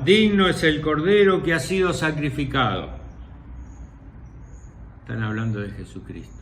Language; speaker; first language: Spanish; native; Spanish